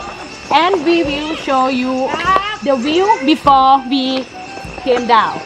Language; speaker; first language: English; non-native, learner; Thai